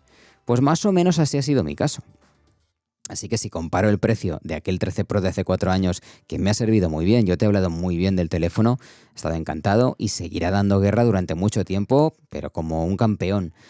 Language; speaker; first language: Spanish; native; Spanish